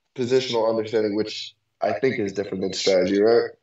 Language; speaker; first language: English; native; English